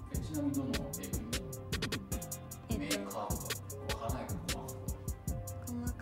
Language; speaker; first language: Japanese; native; Japanese